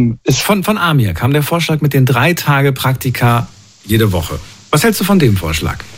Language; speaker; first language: German; native; German